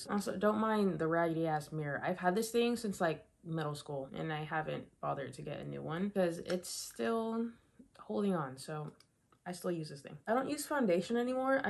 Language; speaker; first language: English; native; English